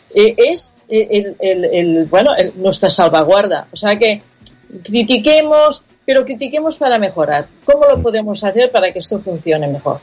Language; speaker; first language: Spanish; non-native, local second language; Catalan